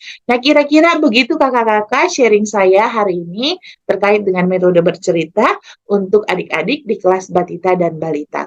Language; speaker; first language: Indonesian; native; Indonesian